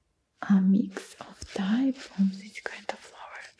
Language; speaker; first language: English; non-native, learner; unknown